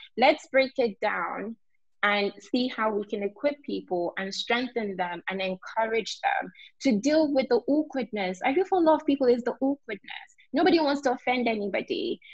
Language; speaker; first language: English; non-native, local second language; Yoruba